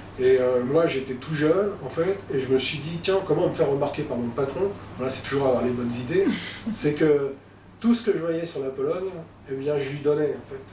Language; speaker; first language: French; native; French